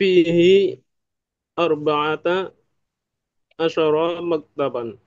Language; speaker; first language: Arabic; non-native, learner; Indonesian